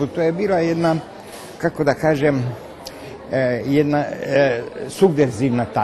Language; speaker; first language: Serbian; non-native, local second language; Hungarian